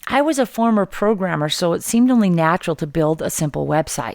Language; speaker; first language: English; native; English